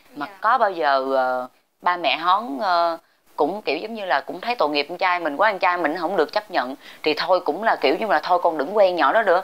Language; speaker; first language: Vietnamese; native; Vietnamese